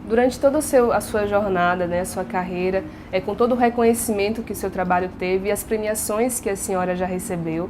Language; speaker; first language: Portuguese; native; Portuguese